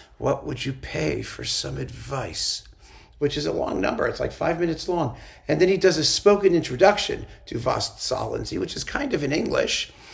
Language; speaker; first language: English; native; English